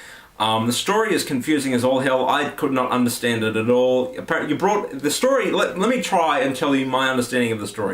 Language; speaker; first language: English; native; English